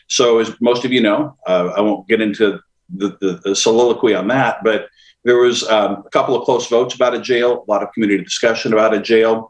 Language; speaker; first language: English; native; English